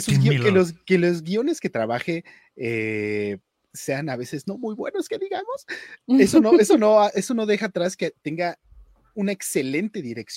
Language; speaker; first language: Spanish; native; Spanish